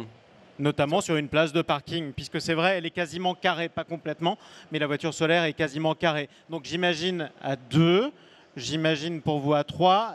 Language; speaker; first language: French; native; French